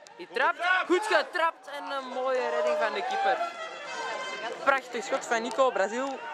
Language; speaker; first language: Dutch; native; Dutch